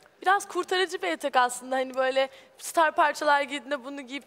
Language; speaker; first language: Turkish; native; Turkish